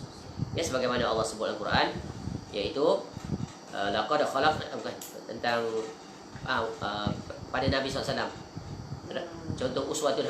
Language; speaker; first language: Malay; native; Malay